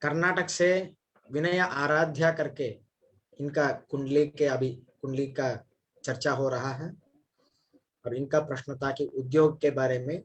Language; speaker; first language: Hindi; non-native, local second language; Kannada